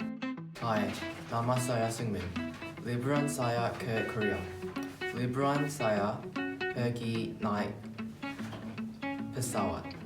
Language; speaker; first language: Indonesian; non-native, learner; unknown